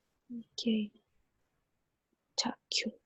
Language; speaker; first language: English; non-native, learner; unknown